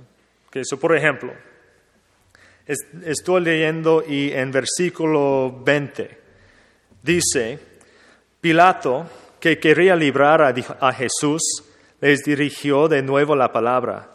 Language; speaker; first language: Spanish; non-native, fluent; English